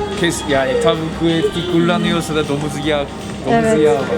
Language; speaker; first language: Turkish; non-native, fluent; Japanese